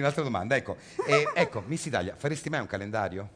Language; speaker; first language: Italian; native; Italian